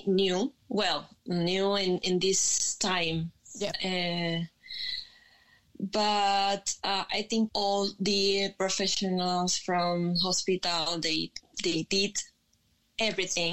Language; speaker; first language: English; non-native, learner; Spanish